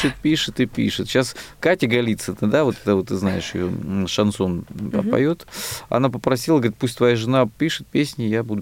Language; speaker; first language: Russian; native; Russian